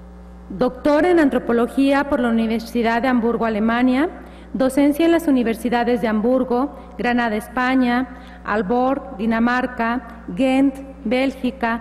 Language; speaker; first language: Spanish; native; Spanish